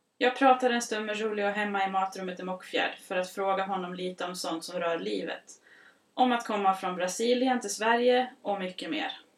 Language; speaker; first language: Swedish; native; Swedish